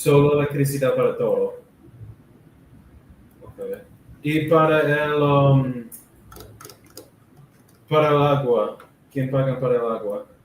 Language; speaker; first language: Spanish; non-native, learner; English